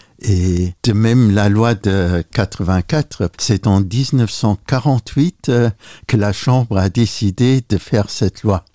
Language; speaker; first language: French; non-native, local second language; Luxembourgish